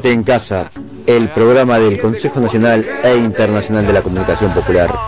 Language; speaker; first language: Spanish; native; Spanish